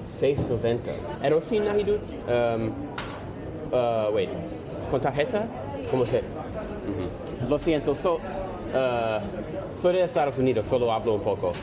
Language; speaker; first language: Spanish; non-native, learner; English